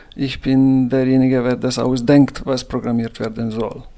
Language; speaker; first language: German; non-native, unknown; Hungarian